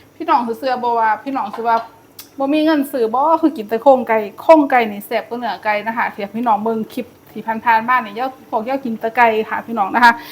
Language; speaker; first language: Thai; native; Thai